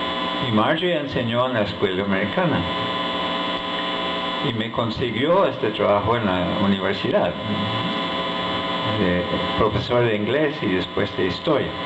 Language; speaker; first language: Spanish; non-native, fluent; English